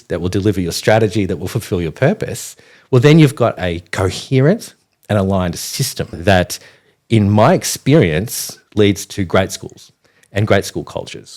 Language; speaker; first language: English; native; English